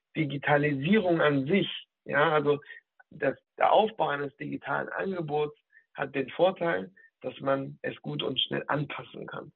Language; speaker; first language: German; native; German